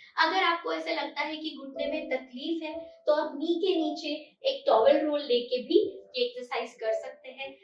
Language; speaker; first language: Hindi; non-native, local second language; Marathi